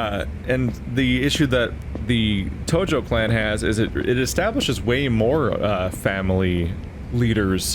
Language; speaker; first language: English; native; English